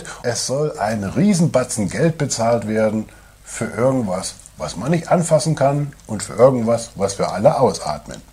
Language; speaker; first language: German; native; German